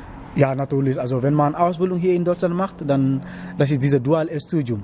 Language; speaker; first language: German; non-native, learner; Wolof